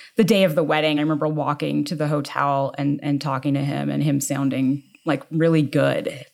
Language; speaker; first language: English; native; English